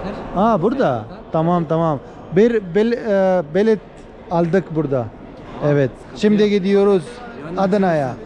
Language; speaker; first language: Turkish; non-native, learner; Urdu